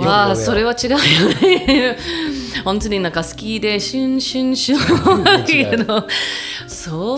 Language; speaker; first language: Japanese; non-native, fluent; English